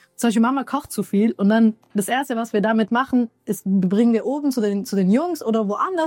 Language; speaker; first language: German; early bilingual, other home language; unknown